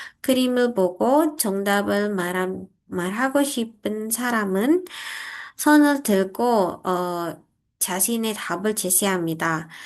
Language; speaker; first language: Korean; non-native, fluent; Indonesian